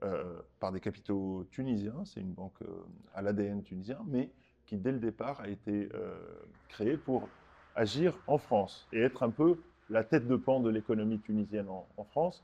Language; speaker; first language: French; non-native, local second language; Arabic